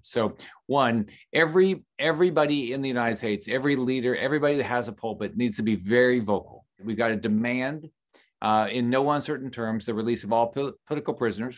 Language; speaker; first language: English; native; English